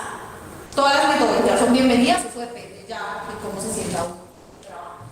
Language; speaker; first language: Spanish; native; Spanish